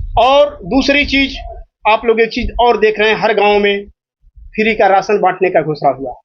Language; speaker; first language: Hindi; native; Hindi